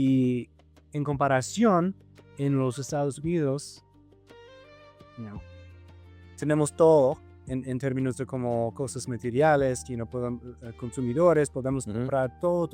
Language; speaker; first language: Spanish; non-native, fluent; English